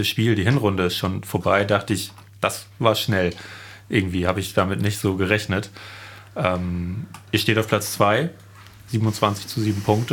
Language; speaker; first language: German; native; German